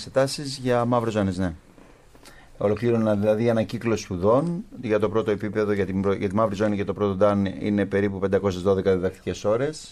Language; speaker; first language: Greek; native; Greek